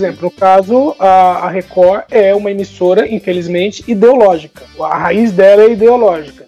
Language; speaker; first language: Portuguese; native; Portuguese